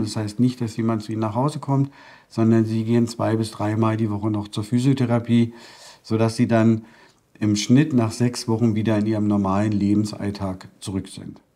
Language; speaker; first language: German; native; German